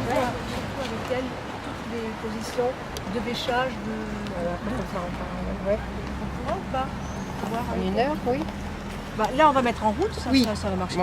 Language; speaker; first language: French; native; French